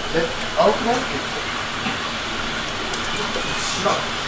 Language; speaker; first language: Japanese; native; Japanese